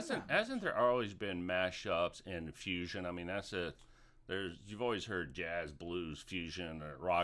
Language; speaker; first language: English; native; English